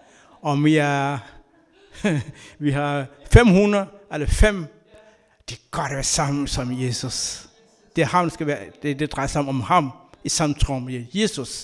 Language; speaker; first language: Danish; non-native, learner; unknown